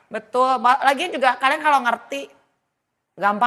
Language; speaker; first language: Indonesian; native; Indonesian